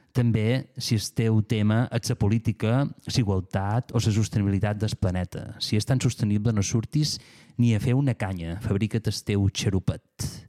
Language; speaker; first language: Catalan; native; Catalan